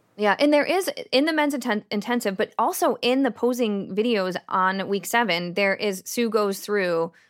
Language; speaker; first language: English; native; English